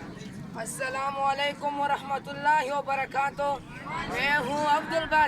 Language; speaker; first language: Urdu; non-native, local second language; Pashto